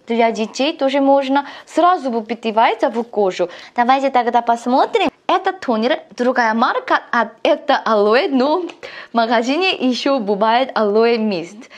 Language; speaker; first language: Russian; non-native, learner; Korean